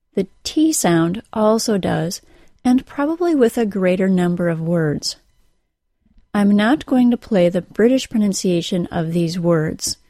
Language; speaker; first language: English; native; English